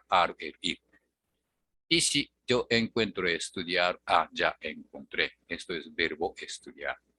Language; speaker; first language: Spanish; non-native, fluent; Japanese